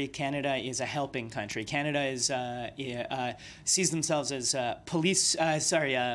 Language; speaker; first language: English; native; English